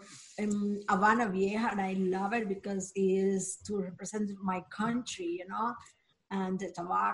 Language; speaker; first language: English; non-native, learner; Spanish